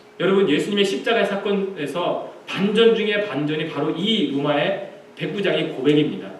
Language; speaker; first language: Korean; native; Korean